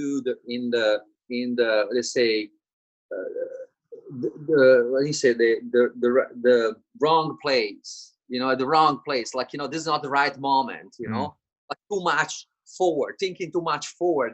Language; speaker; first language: English; non-native, fluent; Italian